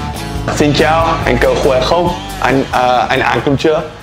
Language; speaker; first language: Vietnamese; non-native, learner; Dutch